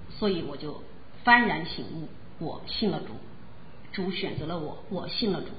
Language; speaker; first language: Chinese; native; Chinese